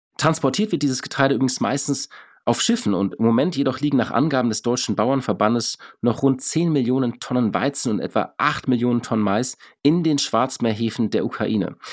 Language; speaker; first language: German; native; German